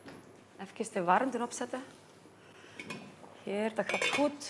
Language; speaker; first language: Dutch; non-native, fluent; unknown